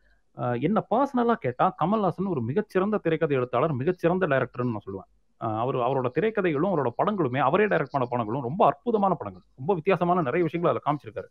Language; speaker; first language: Tamil; native; Tamil